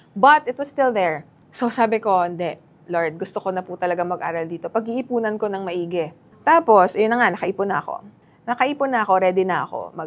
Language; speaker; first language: Filipino; non-native, local second language; Cebuano